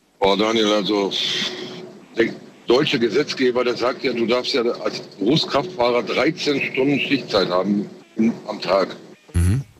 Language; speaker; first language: German; early bilingual, other home language; Turkish